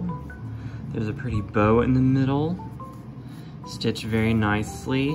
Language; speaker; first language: English; native; English